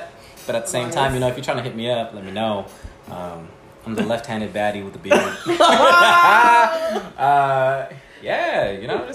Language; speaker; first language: English; native; English